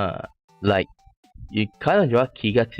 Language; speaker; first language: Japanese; non-native, fluent; Malay